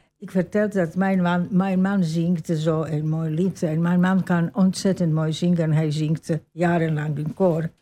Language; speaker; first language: Dutch; non-native, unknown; Croatian